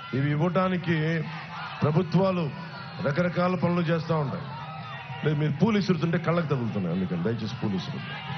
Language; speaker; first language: Telugu; native; Telugu